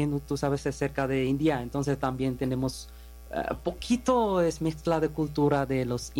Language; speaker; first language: Spanish; non-native, learner; Bangla